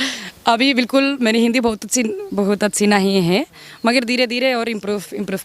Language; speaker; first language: Hindi; non-native, learner; Spanish